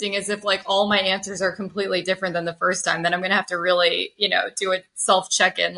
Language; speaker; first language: English; native; English